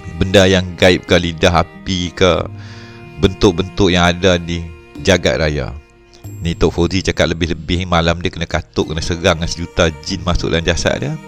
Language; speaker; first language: Malay; native; Malay